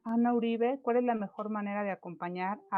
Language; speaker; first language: Spanish; native; Spanish